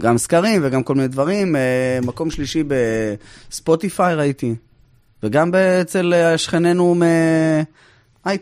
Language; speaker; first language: Hebrew; native; Hebrew